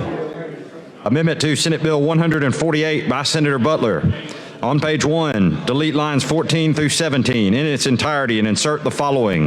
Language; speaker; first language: English; native; English